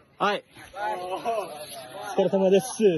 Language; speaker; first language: Japanese; non-native, learner; Filipino